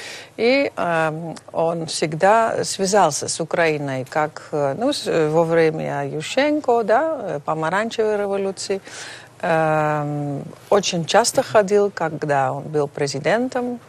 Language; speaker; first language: Russian; non-native, fluent; Dutch